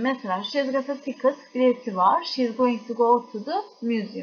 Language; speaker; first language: English; non-native, fluent; Turkish